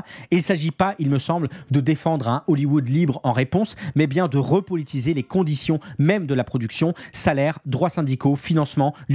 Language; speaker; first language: French; native; French